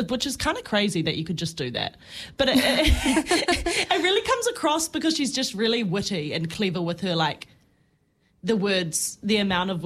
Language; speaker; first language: English; native; English